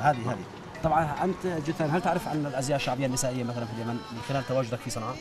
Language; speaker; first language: Arabic; native; Arabic